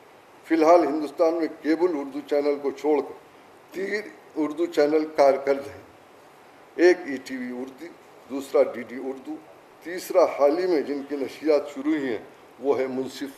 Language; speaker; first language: Urdu; native; Urdu